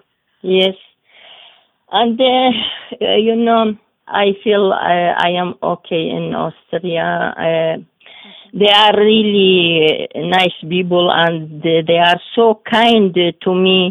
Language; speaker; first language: English; non-native, learner; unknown